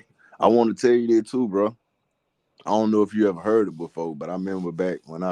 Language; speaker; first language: English; native; English